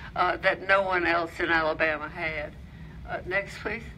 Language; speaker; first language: English; native; English